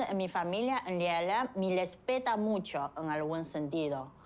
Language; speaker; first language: Spanish; non-native, fluent; Chinese